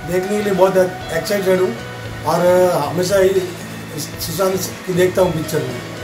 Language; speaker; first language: Hindi; native; Hindi